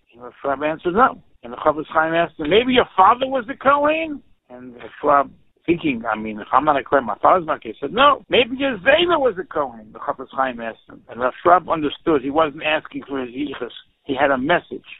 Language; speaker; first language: English; native; English